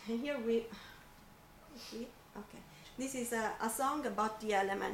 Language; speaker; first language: English; non-native, fluent; Italian